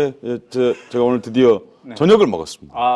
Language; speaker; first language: Korean; native; Korean